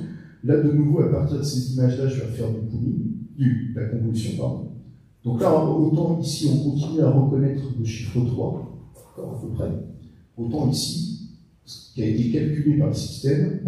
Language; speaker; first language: French; native; French